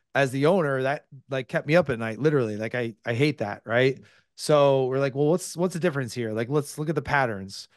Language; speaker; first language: English; native; English